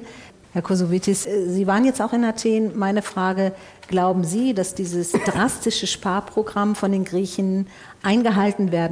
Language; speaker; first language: German; native; German